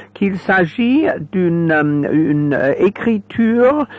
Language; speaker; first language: French; non-native, fluent; English